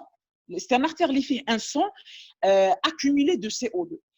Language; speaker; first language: French; non-native, local second language; Arabic